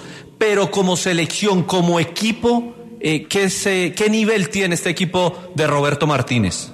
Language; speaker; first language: Spanish; native; Spanish